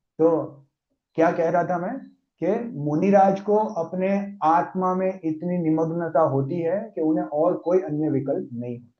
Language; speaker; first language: Hindi; non-native, local second language; Gujarati